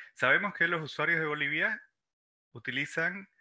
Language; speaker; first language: Spanish; native; Spanish